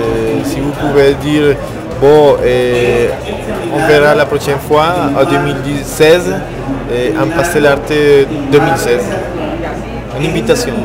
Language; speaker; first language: French; non-native, learner; Spanish